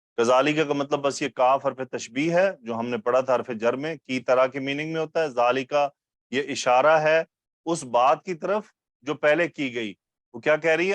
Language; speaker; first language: Urdu; native; Urdu